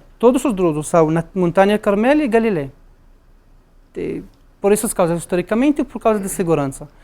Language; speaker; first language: Portuguese; non-native, learner; Arabic